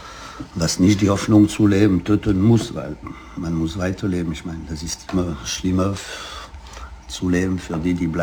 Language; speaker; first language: German; non-native, fluent; French